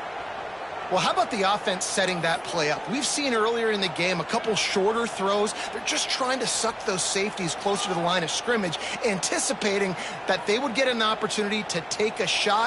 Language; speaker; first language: English; native; English